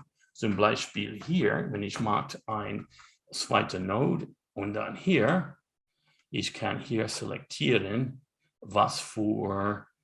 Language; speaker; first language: German; non-native, learner; English